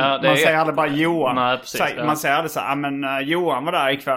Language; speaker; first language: Swedish; native; Swedish